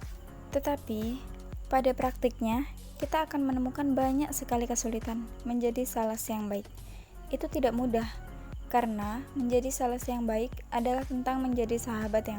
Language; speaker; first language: Indonesian; native; Indonesian